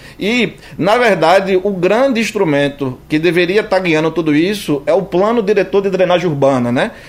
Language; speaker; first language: Portuguese; native; Portuguese